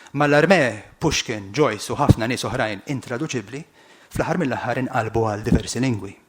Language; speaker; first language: Maltese; native; Maltese